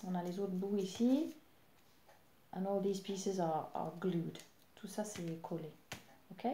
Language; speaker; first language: French; non-native, fluent; English